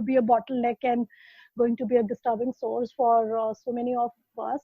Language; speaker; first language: English; non-native, local second language; Hindi